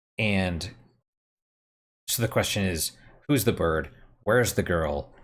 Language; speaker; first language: English; native; English